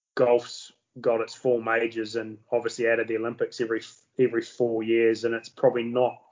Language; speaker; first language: English; native; English